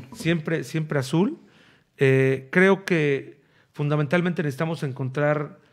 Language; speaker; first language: Spanish; native; Spanish